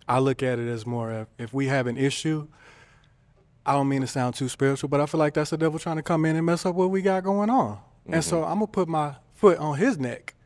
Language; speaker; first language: English; native; English